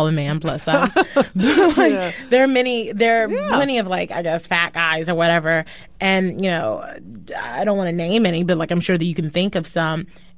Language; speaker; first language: English; native; English